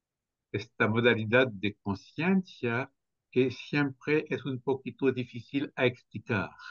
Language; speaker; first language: Spanish; non-native, fluent; French